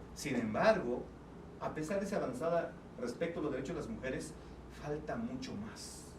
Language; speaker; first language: Spanish; non-native, local second language; Tzeltal